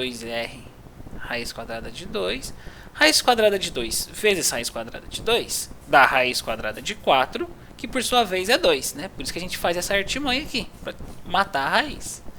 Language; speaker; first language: Portuguese; native; Portuguese